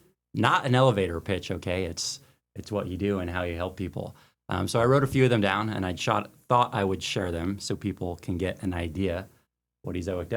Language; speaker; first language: English; native; English